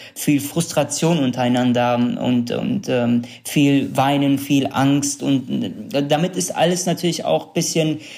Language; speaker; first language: German; early bilingual, other home language; Kurdish